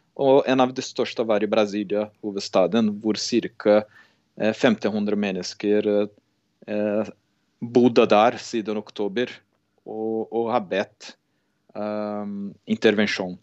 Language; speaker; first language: Norwegian; non-native, fluent; Portuguese